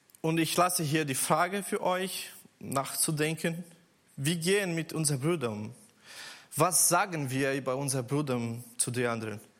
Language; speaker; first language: German; non-native, learner; Portuguese